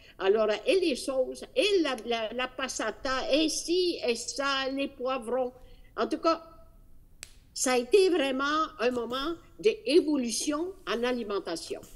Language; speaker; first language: French; non-native, fluent; Italian